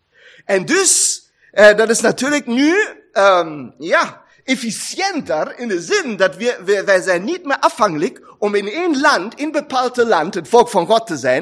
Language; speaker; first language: Dutch; non-native, fluent; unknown